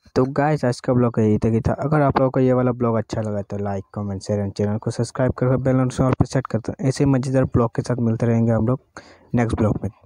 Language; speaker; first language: Hindi; native; Hindi